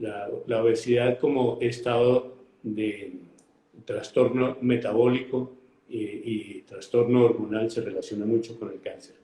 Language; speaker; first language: Spanish; native; Spanish